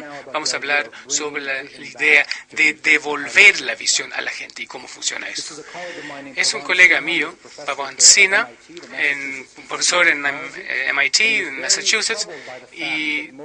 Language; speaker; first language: Spanish; non-native, fluent; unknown